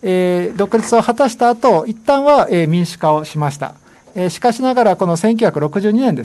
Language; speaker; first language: Japanese; native; Japanese